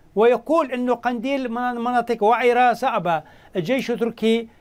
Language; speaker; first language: Arabic; non-native, fluent; Turkish